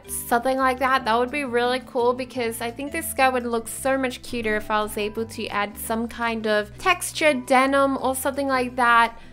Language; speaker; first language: English; native; English